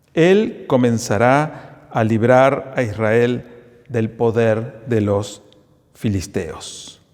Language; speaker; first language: Spanish; native; Spanish